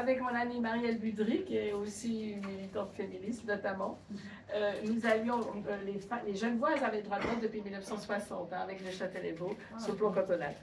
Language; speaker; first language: French; native; French